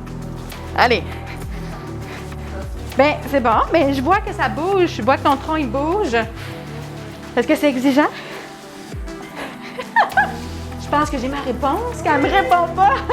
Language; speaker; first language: French; native; French